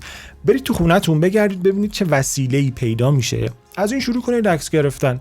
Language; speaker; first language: Persian; native; Persian